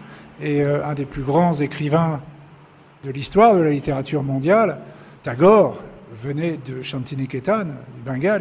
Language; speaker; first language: French; native; French